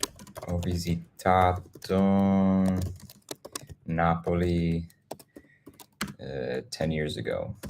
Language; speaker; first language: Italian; non-native, learner; English